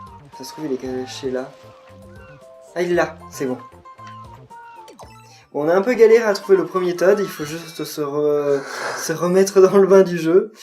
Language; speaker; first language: French; native; French